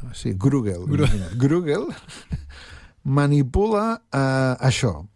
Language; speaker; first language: Catalan; native; Catalan